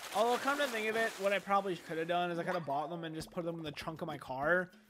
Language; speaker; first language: English; native; English